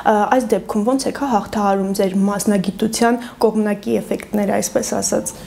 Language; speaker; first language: Armenian; native; Armenian